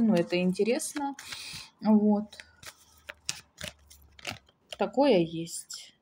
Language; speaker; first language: Russian; native; Russian